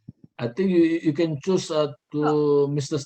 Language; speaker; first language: English; non-native, learner; Indonesian